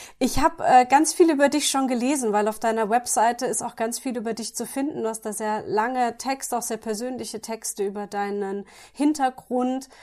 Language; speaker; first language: German; native; German